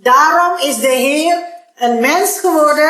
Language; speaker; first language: Dutch; non-native, learner; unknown